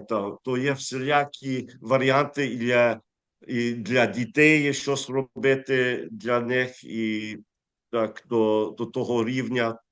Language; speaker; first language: Ukrainian; early bilingual, heritage; English